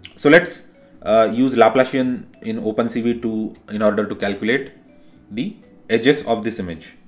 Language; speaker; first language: English; non-native, local second language; Marathi